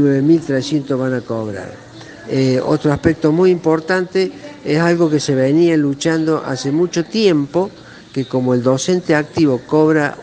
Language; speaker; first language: Spanish; native; Spanish